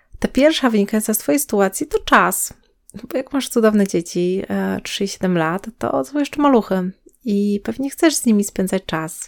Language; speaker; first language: Polish; native; Polish